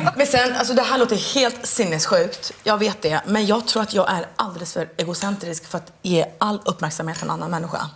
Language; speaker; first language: Swedish; early bilingual, other home language; Turkish